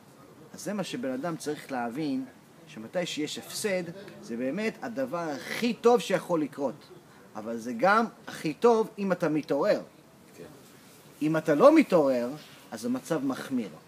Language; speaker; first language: Hebrew; early bilingual, heritage; English